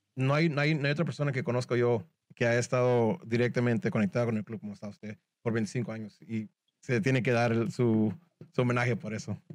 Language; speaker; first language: Spanish; early bilingual, heritage; Spanish